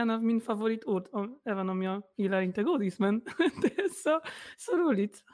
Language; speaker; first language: Swedish; non-native, fluent; Polish